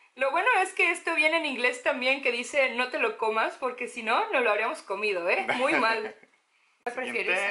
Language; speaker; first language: Spanish; native; Spanish